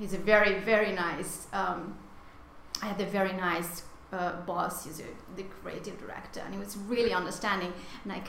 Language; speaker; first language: English; non-native, fluent; Hungarian